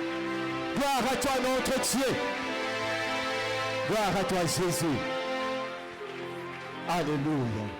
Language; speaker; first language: French; non-native, local second language; Lingala